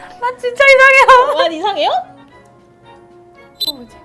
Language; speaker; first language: Korean; non-native, learner; English